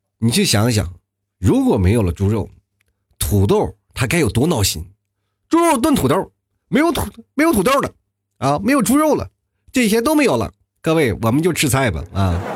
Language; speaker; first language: Chinese; native; Chinese